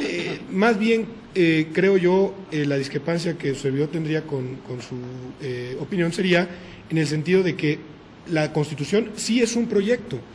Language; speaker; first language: Spanish; native; Spanish